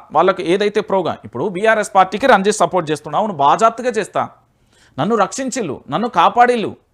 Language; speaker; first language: Telugu; native; Telugu